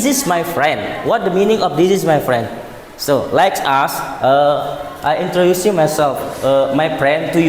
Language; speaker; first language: English; non-native, local second language; Indonesian